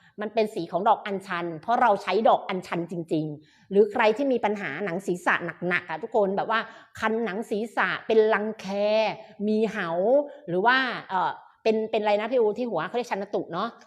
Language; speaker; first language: Thai; native; Thai